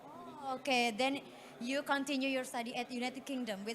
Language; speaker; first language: English; non-native, fluent; Indonesian